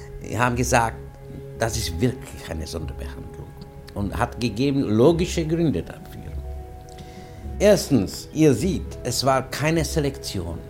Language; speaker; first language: German; non-native, fluent; Czech